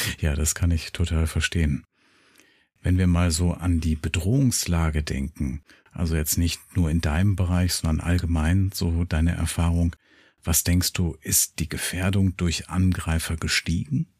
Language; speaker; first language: German; native; German